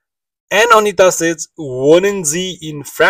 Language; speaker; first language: German; non-native, learner; Nepali